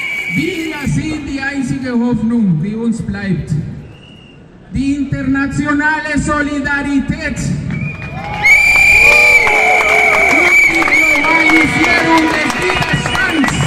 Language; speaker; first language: German; non-native, fluent; Spanish